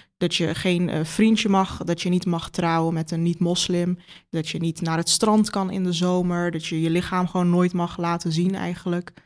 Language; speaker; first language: Dutch; early bilingual, other home language; Turkish